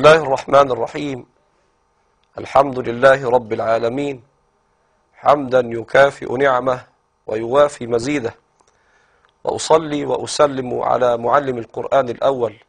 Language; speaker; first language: Arabic; native; Arabic